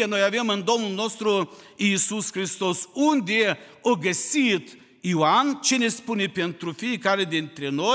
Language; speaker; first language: Romanian; non-native, local second language; Ukrainian